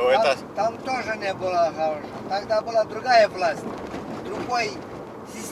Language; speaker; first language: Russian; non-native, local second language; Gagauz